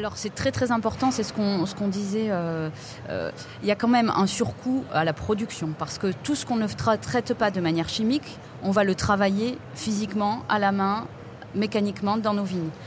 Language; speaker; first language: French; native; French